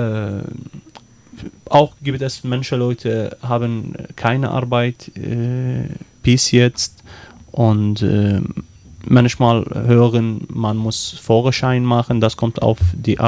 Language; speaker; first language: German; non-native, learner; Arabic